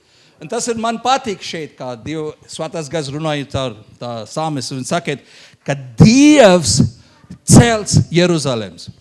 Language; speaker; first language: Latvian; non-native, learner; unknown